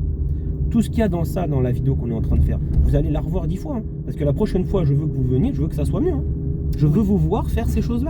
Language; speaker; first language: French; native; French